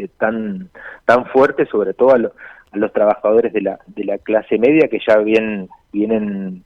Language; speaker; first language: Spanish; native; Spanish